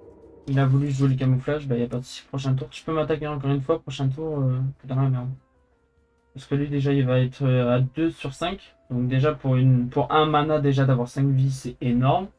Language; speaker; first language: French; native; French